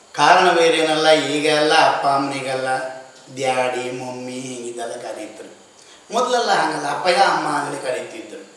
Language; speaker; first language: Kannada; native; Kannada